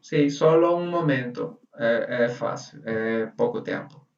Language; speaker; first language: Portuguese; non-native, fluent; Spanish